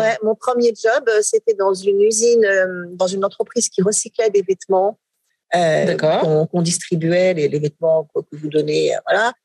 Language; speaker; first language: French; native; French